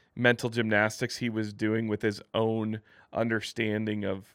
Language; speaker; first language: English; native; English